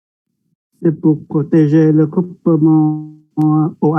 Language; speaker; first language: French; non-native, learner; Vietnamese